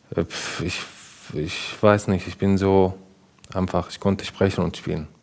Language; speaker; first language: German; non-native, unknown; Arabic